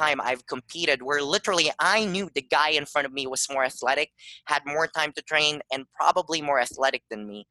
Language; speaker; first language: English; non-native, local second language; Filipino